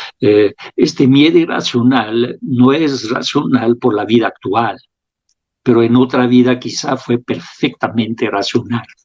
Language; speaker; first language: Spanish; non-native, fluent; French